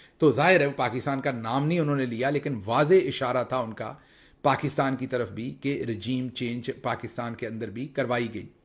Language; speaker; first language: Urdu; non-native, local second language; Punjabi